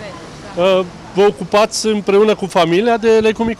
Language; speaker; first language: Romanian; native; Romanian